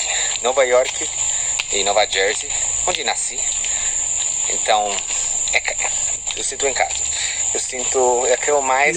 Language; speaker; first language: Portuguese; non-native, fluent; English